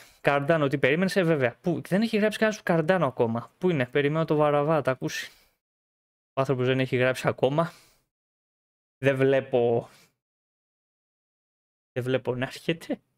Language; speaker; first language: Greek; native; Greek